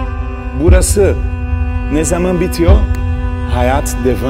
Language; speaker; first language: Turkish; non-native, learner; Portuguese